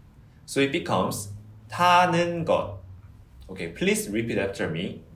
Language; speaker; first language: English; non-native, fluent; Korean